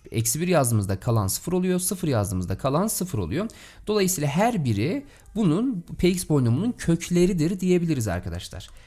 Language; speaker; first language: Turkish; native; Turkish